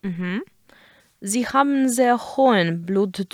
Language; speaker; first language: German; non-native, fluent; Polish